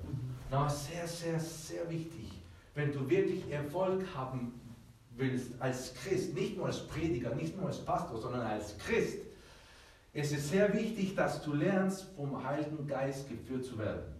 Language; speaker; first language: German; early bilingual, heritage; Spanish